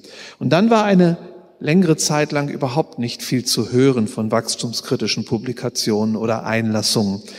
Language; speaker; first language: German; native; German